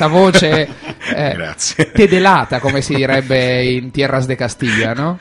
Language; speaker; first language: Italian; native; Italian